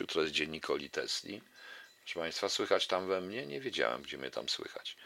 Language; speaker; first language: Polish; native; Polish